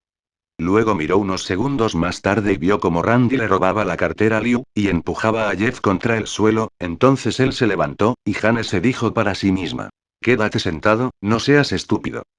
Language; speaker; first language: Spanish; native; Spanish